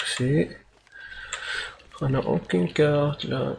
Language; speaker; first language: French; non-native, learner; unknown